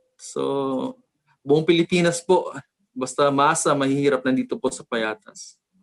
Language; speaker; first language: Filipino; native; Filipino